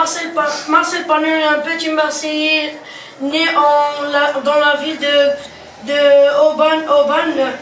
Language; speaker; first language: French; non-native, local second language; Arabic